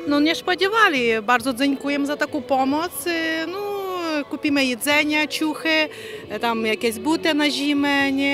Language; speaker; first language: Polish; non-native, learner; Ukrainian